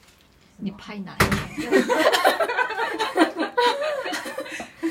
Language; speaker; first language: Chinese; non-native, learner; Korean